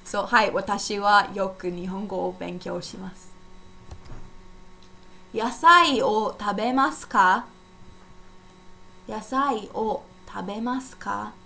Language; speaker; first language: Japanese; non-native, fluent; English